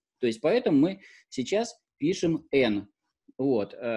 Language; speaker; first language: Russian; native; Russian